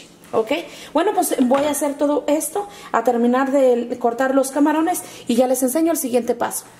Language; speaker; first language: Spanish; native; Spanish